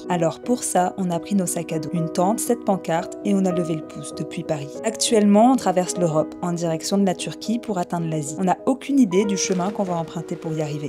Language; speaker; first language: French; native; French